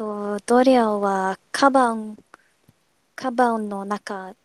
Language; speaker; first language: Japanese; non-native, learner; Malay